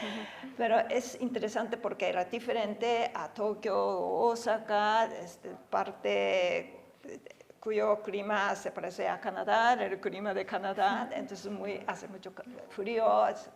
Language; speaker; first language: Spanish; non-native, fluent; Japanese